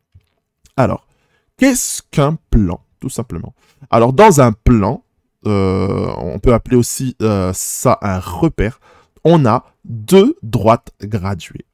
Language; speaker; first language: French; native; French